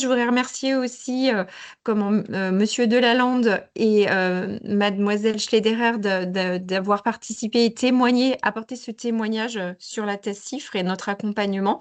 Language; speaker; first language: French; native; French